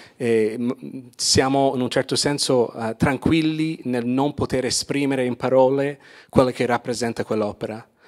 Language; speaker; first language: Italian; non-native, fluent; English